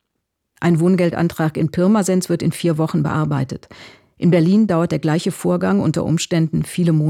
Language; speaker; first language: German; native; German